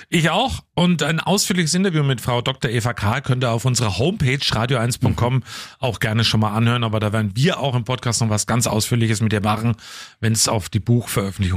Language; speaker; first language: German; native; German